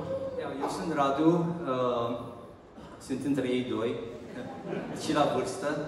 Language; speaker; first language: Romanian; early bilingual, heritage; Romanian